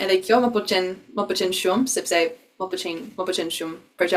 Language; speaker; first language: Albanian; non-native, learner; English